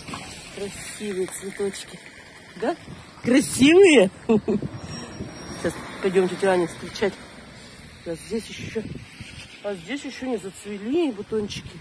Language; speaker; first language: Russian; native; Russian